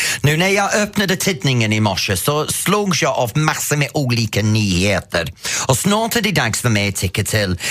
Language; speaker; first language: Swedish; non-native, fluent; English